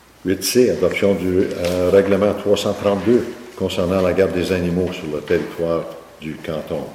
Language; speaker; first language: French; native; French